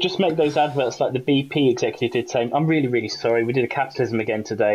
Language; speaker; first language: English; native; English